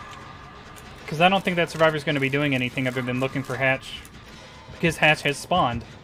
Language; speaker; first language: English; native; English